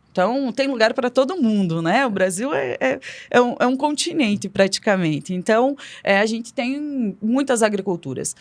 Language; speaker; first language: Portuguese; native; Portuguese